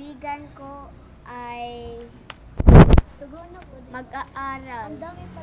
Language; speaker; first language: Filipino; non-native, local second language; Cebuano